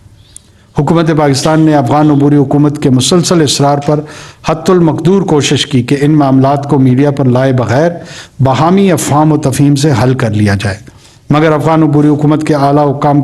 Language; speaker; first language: Urdu; non-native, local second language; Pashto